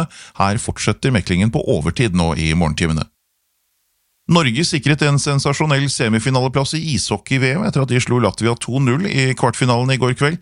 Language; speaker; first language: Norwegian; native; Norwegian